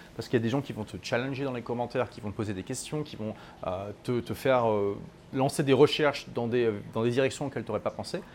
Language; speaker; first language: French; native; French